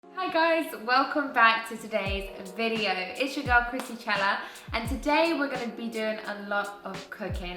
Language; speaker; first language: English; native; English